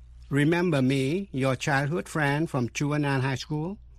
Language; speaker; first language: English; non-native, fluent; Vietnamese